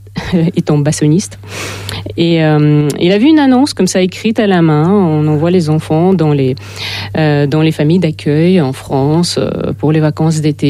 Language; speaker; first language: French; non-native, fluent; Russian